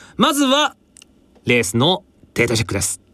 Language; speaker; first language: Japanese; native; Japanese